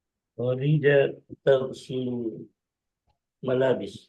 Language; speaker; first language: Arabic; non-native, learner; Indonesian